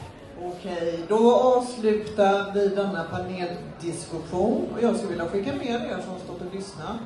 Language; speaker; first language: Swedish; native; Swedish